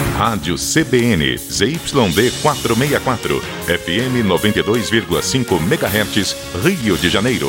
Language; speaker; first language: Portuguese; native; Portuguese